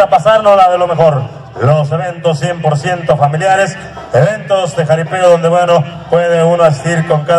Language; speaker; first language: Spanish; native; Spanish